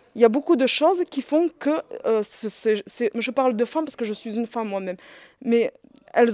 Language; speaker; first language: French; early bilingual, other home language; Riffian